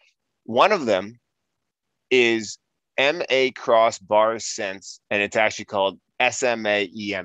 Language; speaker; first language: English; native; English